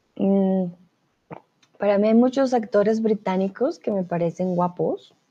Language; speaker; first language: Spanish; native; Spanish